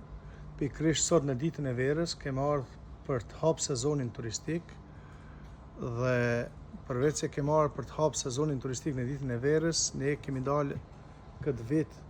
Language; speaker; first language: Albanian; native; Albanian